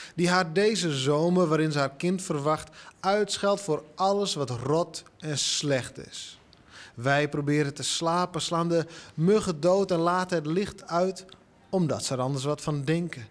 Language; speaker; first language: Dutch; non-native, local second language; Western Frisian